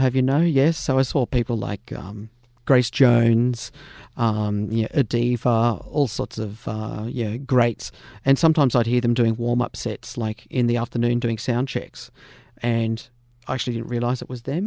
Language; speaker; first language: English; native; English